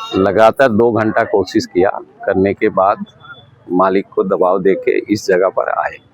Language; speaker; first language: Hindi; non-native, local second language; Bangla